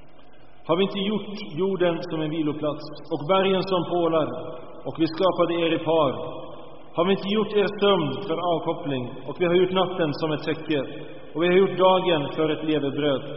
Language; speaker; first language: Swedish; early bilingual, other home language; Arabic